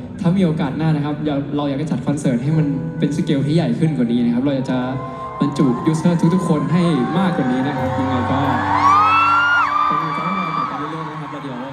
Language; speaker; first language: Thai; native; Thai